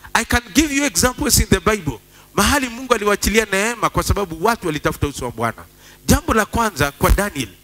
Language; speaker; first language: English; non-native, local second language; Swahili